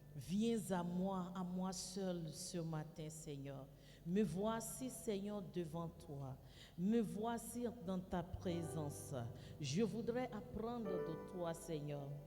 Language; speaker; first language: French; non-native, fluent; Yoruba